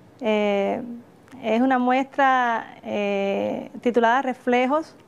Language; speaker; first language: Spanish; native; Spanish